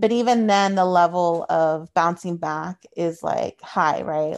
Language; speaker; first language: English; early bilingual, other home language; Spanish